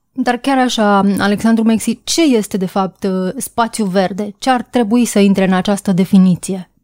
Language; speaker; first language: Romanian; native; Romanian